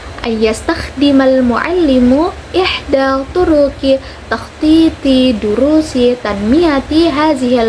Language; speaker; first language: Arabic; non-native, learner; Indonesian